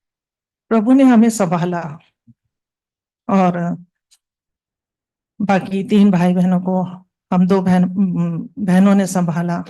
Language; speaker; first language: Hindi; native; Hindi